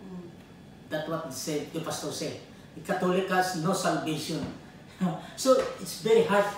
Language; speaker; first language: English; non-native, learner; Filipino